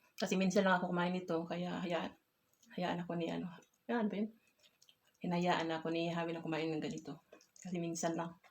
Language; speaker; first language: Filipino; non-native, local second language; Cebuano